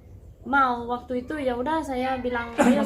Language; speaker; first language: Indonesian; non-native, fluent; Spanish